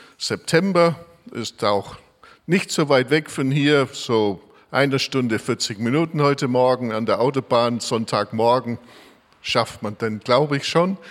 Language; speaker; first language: German; non-native, fluent; English